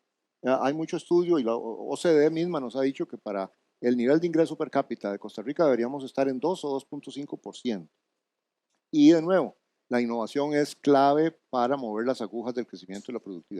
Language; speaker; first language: Spanish; native; Spanish